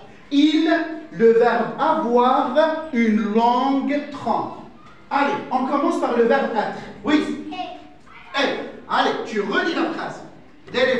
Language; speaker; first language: French; non-native, fluent; Arabic